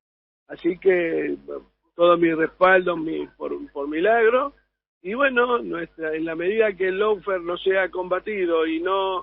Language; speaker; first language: Spanish; native; Spanish